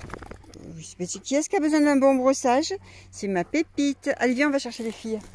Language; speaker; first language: French; native; French